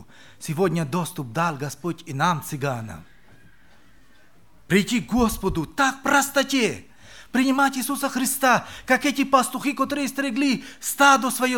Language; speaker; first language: Russian; non-native, local second language; Romany